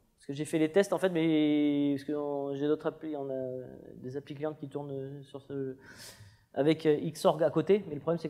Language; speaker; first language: French; native; French